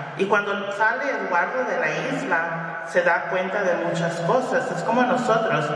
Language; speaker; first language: Spanish; early bilingual, heritage; Spanish